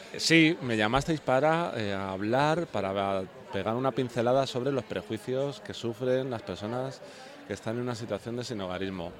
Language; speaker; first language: Spanish; native; Spanish